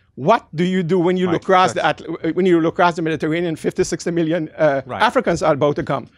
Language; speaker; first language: English; early bilingual, other home language; Dutch